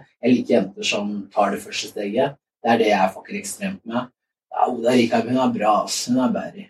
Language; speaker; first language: Norwegian; native; Norwegian